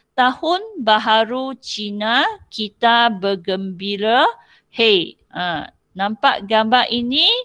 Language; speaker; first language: Malay; non-native, local second language; Chinese